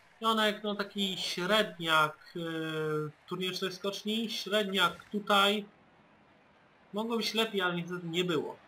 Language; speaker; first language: Polish; native; Polish